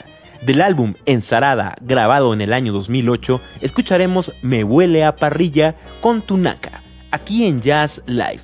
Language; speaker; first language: Spanish; native; Spanish